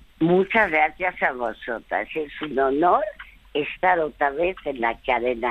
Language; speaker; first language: Spanish; early bilingual, other home language; French